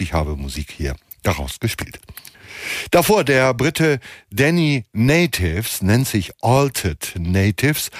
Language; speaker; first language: German; native; German